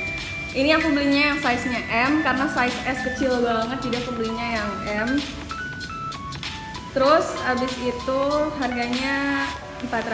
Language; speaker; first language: Indonesian; native; Indonesian